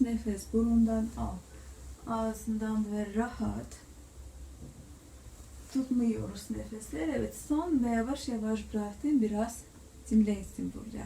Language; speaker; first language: Turkish; non-native, learner; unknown